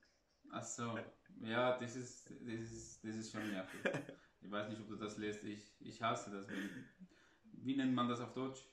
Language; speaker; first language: German; non-native, fluent; Arabic